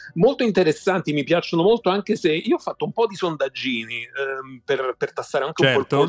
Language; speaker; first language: Italian; native; Italian